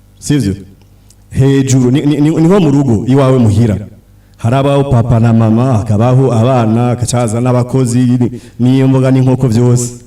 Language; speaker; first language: Rundi; early bilingual, heritage; Rundi